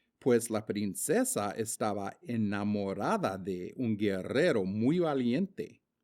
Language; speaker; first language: Spanish; non-native, fluent; English